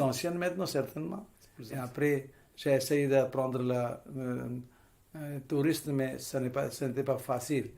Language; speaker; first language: French; non-native, fluent; Hindi